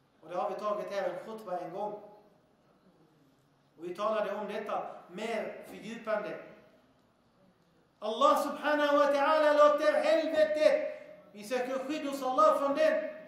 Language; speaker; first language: Swedish; early bilingual, other home language; Arabic